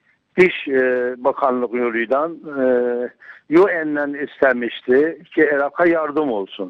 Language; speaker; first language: Turkish; non-native, learner; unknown